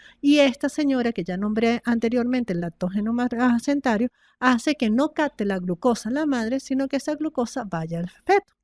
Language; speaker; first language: Spanish; native; Spanish